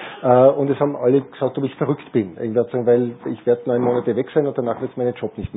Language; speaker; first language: German; native; German